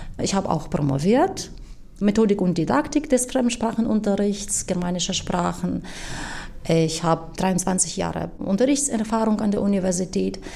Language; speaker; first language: German; non-native, fluent; Ukrainian